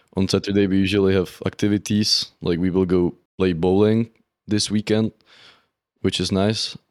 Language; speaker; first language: English; non-native, fluent; Czech